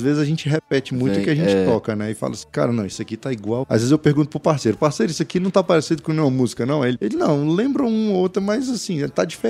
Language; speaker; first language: Portuguese; native; Portuguese